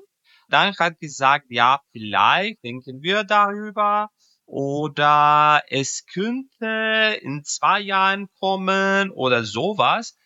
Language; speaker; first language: German; non-native, fluent; Serbian